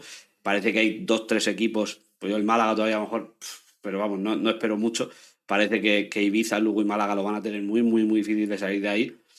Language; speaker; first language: Spanish; native; Spanish